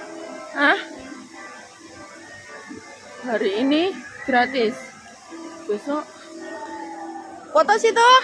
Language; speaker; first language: Indonesian; non-native, local second language; Javanese